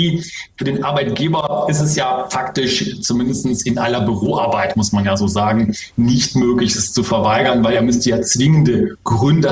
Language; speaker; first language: German; native; German